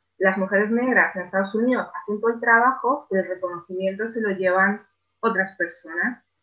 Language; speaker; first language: Spanish; native; Spanish